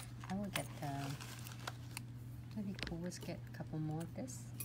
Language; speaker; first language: English; non-native, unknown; Vietnamese